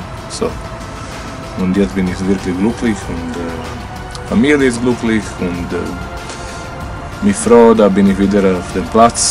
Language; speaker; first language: German; non-native, learner; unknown